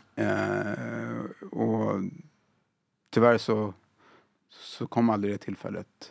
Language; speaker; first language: Swedish; early bilingual, other home language; Arabic